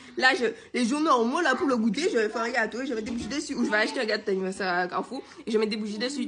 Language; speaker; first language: French; native; French